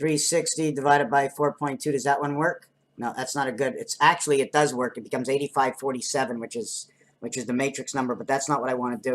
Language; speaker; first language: English; native; English